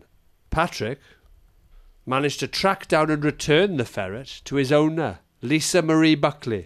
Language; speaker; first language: English; native; English